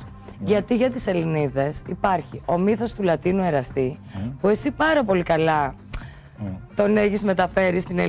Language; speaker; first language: Greek; native; Greek